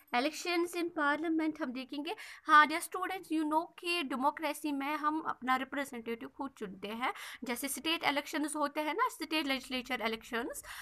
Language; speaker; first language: Hindi; non-native, local second language; Kashmiri